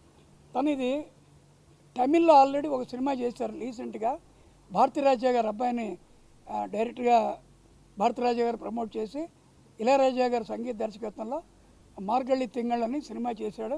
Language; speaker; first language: Telugu; native; Telugu